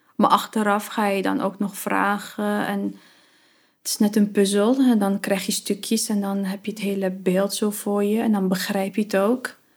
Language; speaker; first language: Dutch; early bilingual, other home language; Arabic